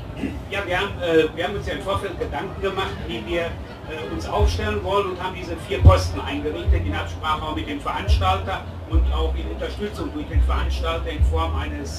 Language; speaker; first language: German; native; German